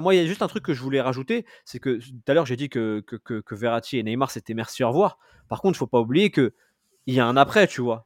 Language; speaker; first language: French; native; French